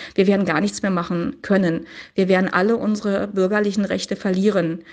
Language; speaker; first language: German; native; German